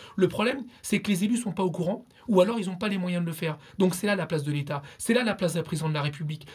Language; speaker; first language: French; early bilingual, other home language; Spanish